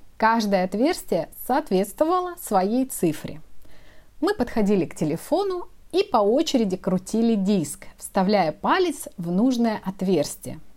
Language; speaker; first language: Russian; native; Russian